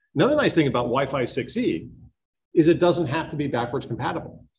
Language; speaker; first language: English; native; English